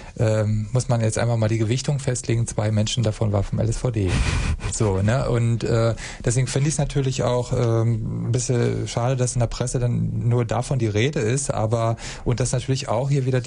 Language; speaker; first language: German; native; German